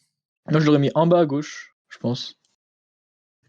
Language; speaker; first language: French; native; French